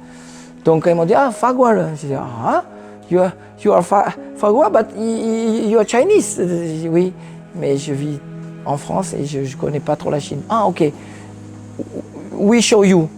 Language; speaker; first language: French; early bilingual, other home language; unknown